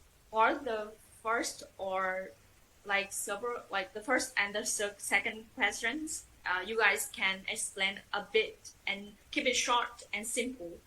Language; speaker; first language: English; non-native, fluent; Vietnamese